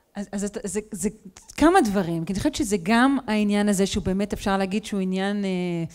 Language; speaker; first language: Hebrew; native; Hebrew